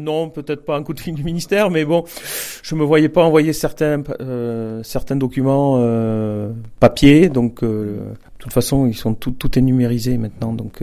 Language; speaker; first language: French; native; French